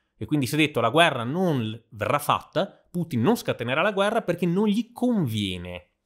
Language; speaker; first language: Italian; native; Italian